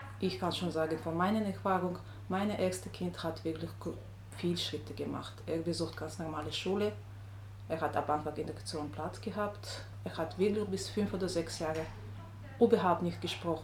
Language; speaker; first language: German; non-native, learner; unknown